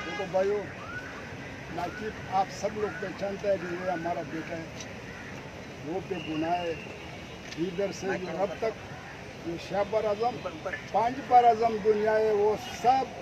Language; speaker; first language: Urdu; non-native, local second language; Pashto